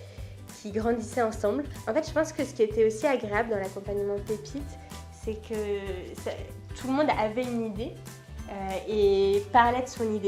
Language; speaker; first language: French; native; French